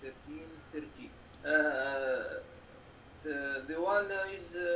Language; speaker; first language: English; non-native, learner; French